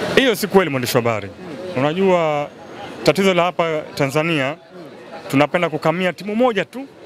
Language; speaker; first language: Swahili; native; Swahili